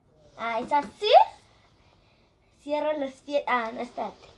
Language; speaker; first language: Spanish; native; Spanish